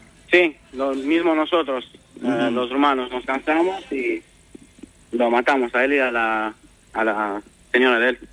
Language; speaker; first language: Spanish; non-native, fluent; Romanian